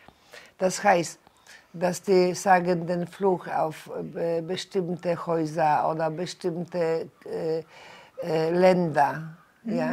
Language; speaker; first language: German; non-native, learner; Polish